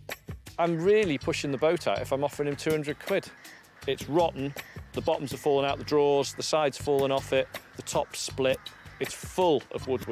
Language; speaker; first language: English; native; English